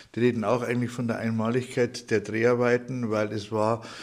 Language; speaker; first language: German; native; German